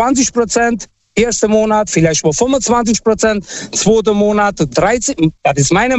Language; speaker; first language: German; non-native, fluent; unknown